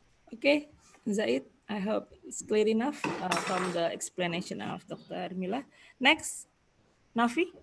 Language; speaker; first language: English; non-native, fluent; Indonesian